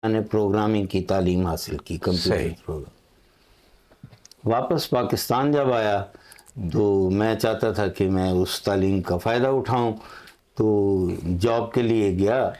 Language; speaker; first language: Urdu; non-native, local second language; Punjabi